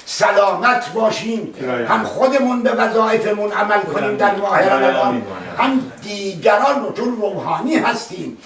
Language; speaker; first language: Persian; native; Persian